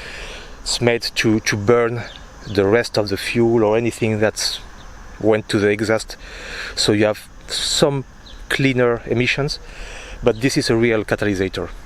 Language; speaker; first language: English; non-native, fluent; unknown